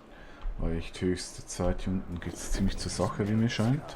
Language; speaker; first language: German; native; German